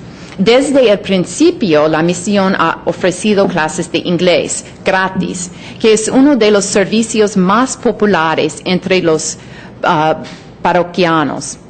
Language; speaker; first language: Spanish; non-native, fluent; English